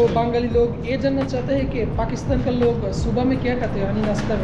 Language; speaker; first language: Hindi; non-native, learner; Bangla